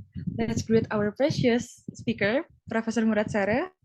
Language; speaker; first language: English; non-native, fluent; Indonesian